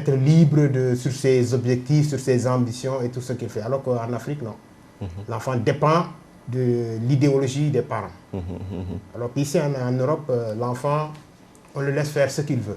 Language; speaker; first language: French; non-native, local second language; Wolof